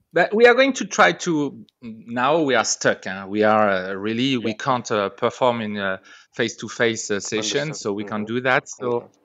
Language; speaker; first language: English; non-native, fluent; French